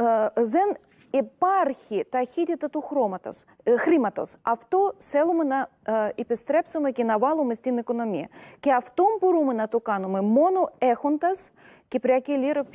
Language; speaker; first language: Greek; non-native, learner; Russian